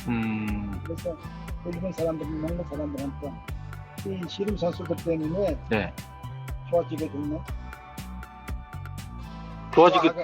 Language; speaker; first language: Korean; non-native, learner; Mongolian